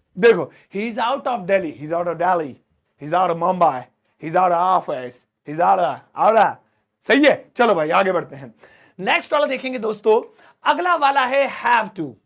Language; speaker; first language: Hindi; native; Hindi